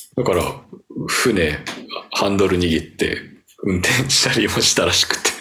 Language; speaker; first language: Japanese; native; Japanese